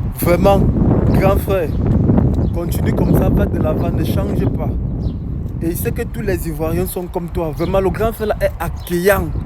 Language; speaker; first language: French; native; French